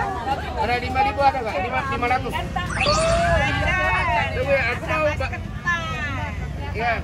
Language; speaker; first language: Indonesian; non-native, learner; Japanese